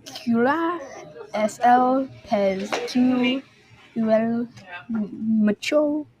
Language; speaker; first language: Spanish; non-native, learner; English